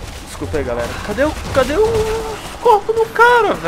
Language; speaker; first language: Portuguese; native; Portuguese